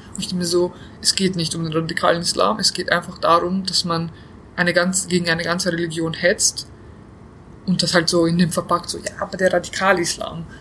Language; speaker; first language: German; early bilingual, other home language; Bosnian